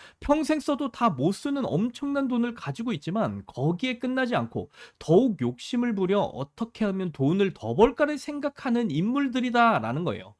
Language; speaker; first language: Korean; native; Korean